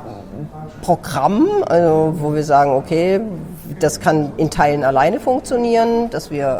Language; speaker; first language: German; native; German